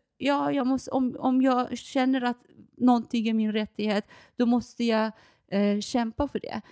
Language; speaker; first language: Swedish; non-native, fluent; Persian